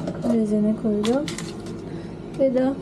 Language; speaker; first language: Turkish; non-native, learner; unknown